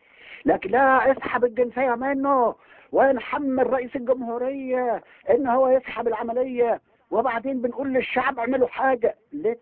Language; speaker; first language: Arabic; native; Arabic